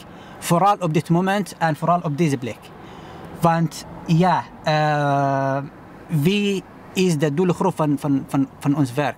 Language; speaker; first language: Dutch; non-native, fluent; Arabic